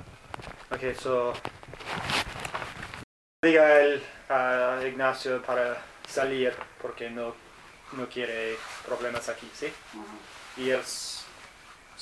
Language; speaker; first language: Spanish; non-native, learner; English